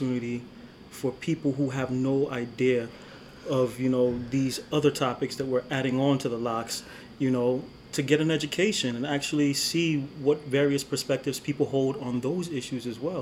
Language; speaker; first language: English; native; English